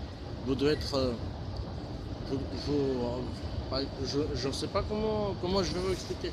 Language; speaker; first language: French; non-native, fluent; Bulgarian